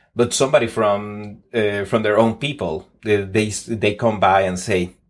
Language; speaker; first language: English; non-native, fluent; Spanish